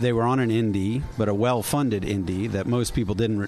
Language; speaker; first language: English; native; English